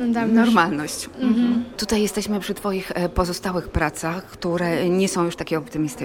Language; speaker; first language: Polish; native; Polish